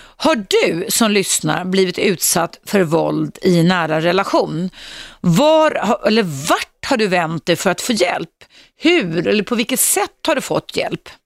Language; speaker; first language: Swedish; native; Swedish